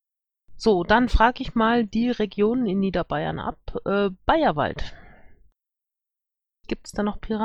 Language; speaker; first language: German; native; German